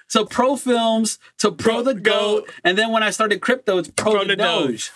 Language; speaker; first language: English; non-native, fluent; Portuguese